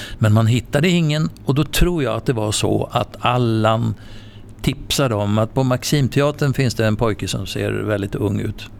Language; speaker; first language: Swedish; native; Swedish